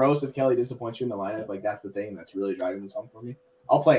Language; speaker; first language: English; native; English